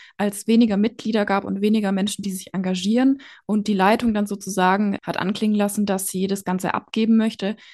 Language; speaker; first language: German; native; German